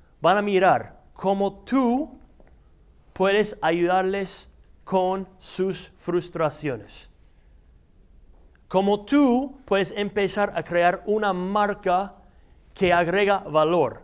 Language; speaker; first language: Spanish; non-native, fluent; English